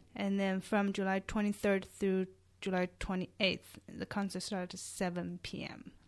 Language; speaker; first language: English; non-native, fluent; Chinese